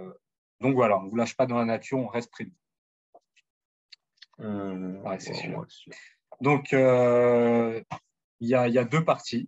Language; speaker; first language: French; native; French